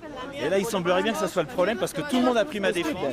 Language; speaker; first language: French; native; French